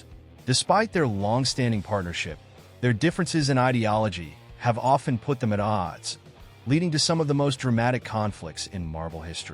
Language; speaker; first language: English; native; English